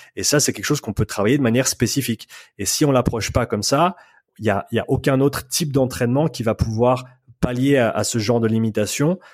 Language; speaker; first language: French; native; French